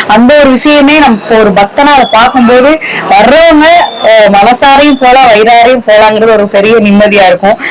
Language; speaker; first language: Tamil; native; Tamil